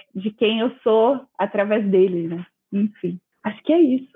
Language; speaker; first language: Portuguese; native; Portuguese